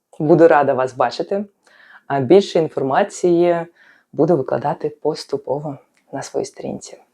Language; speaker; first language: Ukrainian; native; Ukrainian